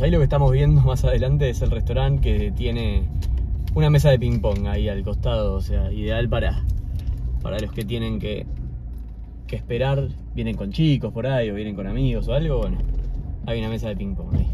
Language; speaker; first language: Spanish; native; Spanish